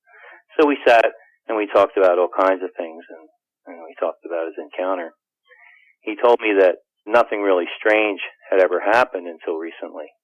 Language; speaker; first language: English; native; English